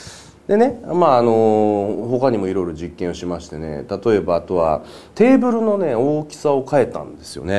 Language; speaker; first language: Japanese; native; Japanese